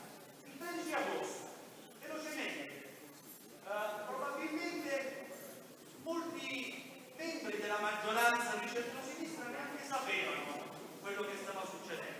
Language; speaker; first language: Italian; native; Italian